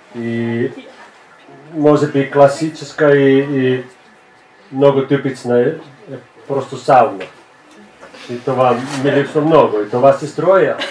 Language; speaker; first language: Bulgarian; non-native, fluent; Finnish